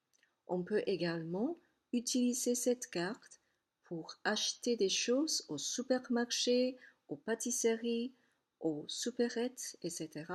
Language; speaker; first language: French; non-native, fluent; Cantonese